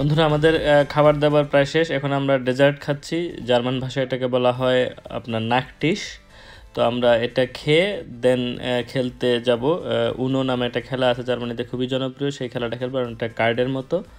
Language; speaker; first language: Bangla; native; Bangla